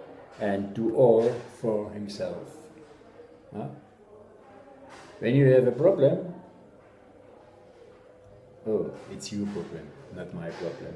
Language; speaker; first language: English; non-native, learner; German